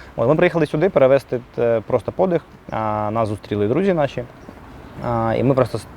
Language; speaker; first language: Ukrainian; native; Ukrainian